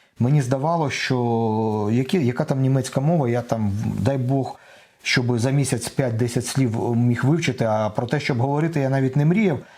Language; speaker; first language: Ukrainian; non-native, local second language; Russian